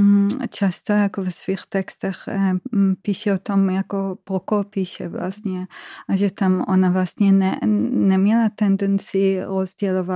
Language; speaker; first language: Czech; non-native, fluent; Hebrew